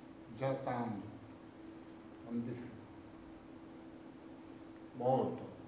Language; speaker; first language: Italian; non-native, learner; Tibetan